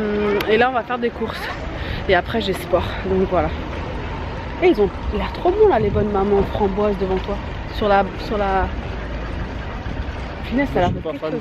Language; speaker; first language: French; native; French